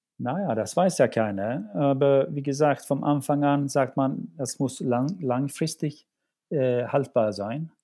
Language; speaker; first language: German; non-native, fluent; Swedish